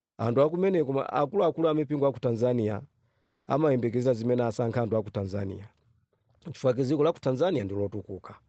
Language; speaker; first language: Nyanja; non-native, local second language; Yao